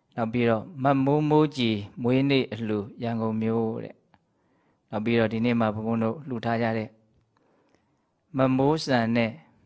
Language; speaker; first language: Burmese; native; Burmese